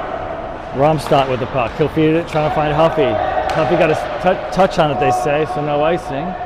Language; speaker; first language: English; native; English